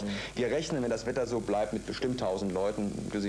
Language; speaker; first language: German; native; German